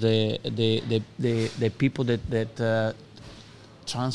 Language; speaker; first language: English; non-native, fluent; Italian